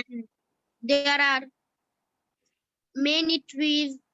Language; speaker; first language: English; non-native, learner; Bangla